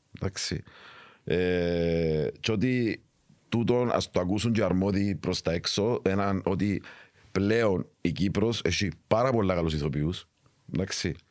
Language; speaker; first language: Greek; native; Greek